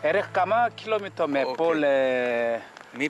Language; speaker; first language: Hebrew; non-native, learner; Korean